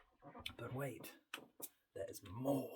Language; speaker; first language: English; native; English